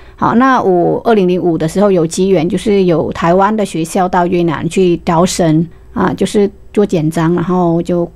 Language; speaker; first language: Chinese; non-native, fluent; Vietnamese